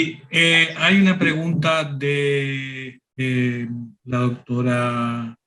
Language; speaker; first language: Spanish; native; Spanish